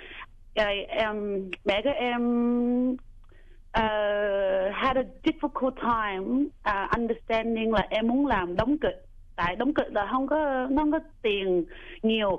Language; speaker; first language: Vietnamese; early bilingual, heritage; Vietnamese